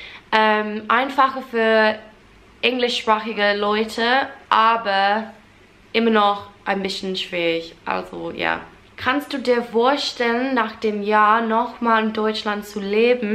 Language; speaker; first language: German; non-native, fluent; English